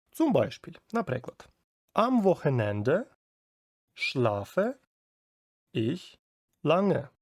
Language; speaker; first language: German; non-native, fluent; Ukrainian